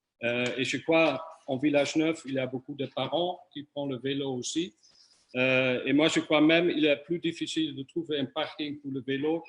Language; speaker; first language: French; non-native, fluent; Dutch